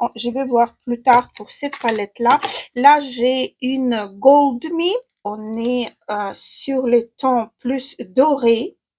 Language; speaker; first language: French; non-native, fluent; Ukrainian